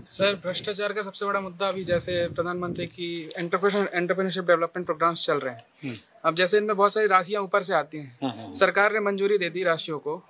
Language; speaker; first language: Hindi; native; Hindi